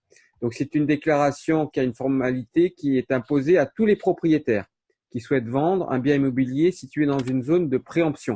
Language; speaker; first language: French; native; French